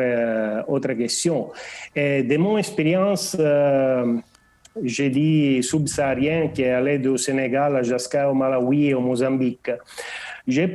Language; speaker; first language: French; non-native, learner; Portuguese